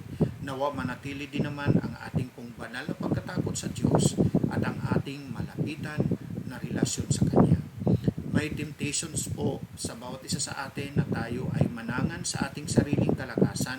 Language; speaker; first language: Filipino; native; Filipino